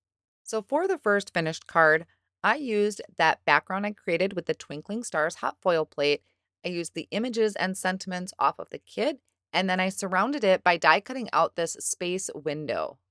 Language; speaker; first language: English; native; English